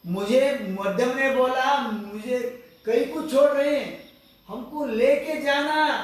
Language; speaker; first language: Hindi; non-native, local second language; Kannada